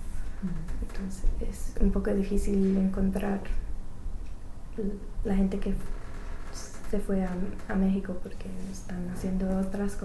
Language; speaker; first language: Spanish; non-native, learner; English